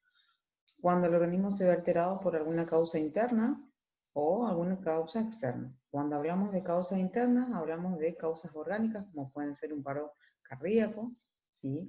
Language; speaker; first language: Spanish; native; Spanish